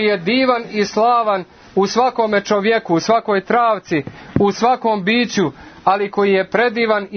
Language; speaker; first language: Croatian; native; Croatian